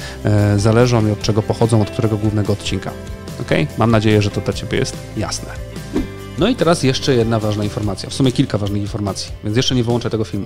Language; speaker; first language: Polish; native; Polish